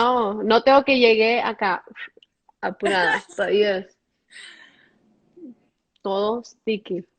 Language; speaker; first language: Spanish; early bilingual, heritage; Spanish